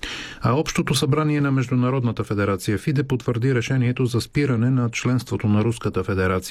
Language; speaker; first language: Bulgarian; native; Bulgarian